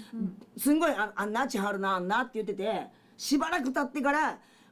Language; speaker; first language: Japanese; native; Japanese